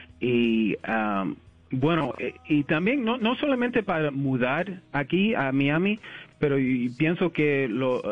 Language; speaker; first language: Spanish; early bilingual, heritage; English